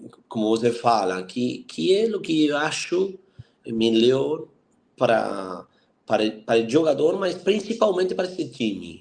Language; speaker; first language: Portuguese; non-native, fluent; Spanish